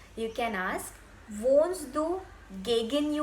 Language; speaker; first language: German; non-native, learner; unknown